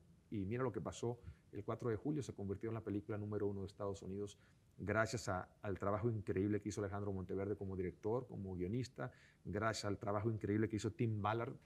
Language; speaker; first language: Spanish; native; Spanish